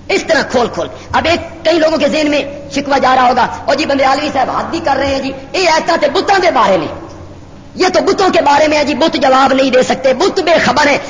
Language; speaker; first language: Urdu; native; Urdu